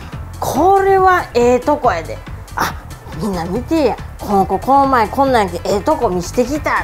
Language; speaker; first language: Japanese; native; Japanese